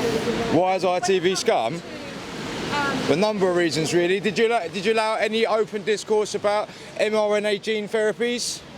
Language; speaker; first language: English; native; English